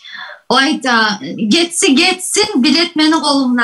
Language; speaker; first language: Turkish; non-native, learner; Kumyk